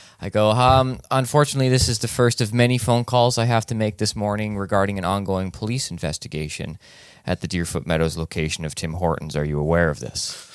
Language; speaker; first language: English; native; English